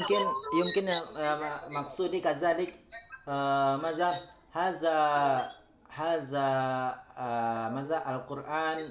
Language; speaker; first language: Arabic; non-native, learner; Indonesian